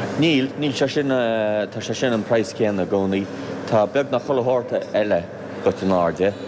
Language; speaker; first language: Irish; native; Irish